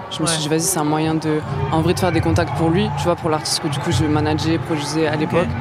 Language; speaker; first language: French; native; French